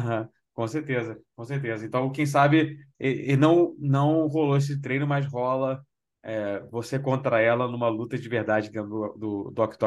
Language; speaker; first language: Portuguese; native; Portuguese